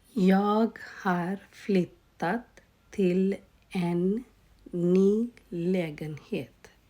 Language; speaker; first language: Swedish; non-native, learner; Urdu